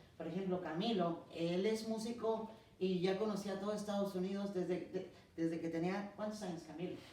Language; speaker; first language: Spanish; native; Spanish